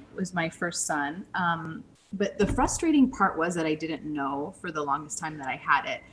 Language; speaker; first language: English; native; English